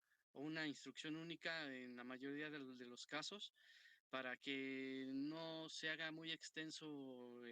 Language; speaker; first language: Spanish; native; Spanish